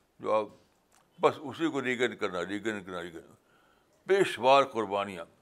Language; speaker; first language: Urdu; native; Urdu